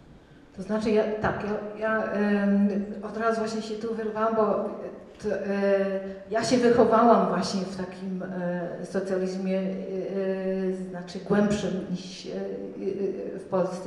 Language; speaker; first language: Polish; non-native, fluent; German